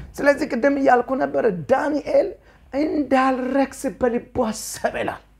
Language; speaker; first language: Amharic; non-native, local second language; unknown